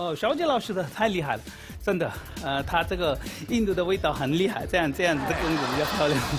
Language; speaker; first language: Chinese; non-native, fluent; Hindi